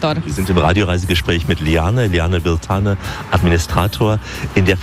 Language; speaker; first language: German; native; German